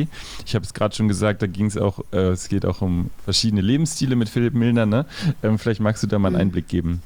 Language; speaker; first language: German; native; German